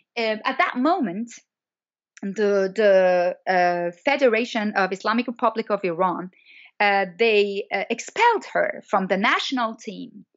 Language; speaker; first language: English; non-native, fluent; Persian